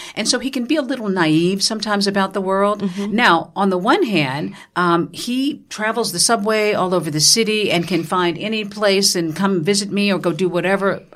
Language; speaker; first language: English; native; English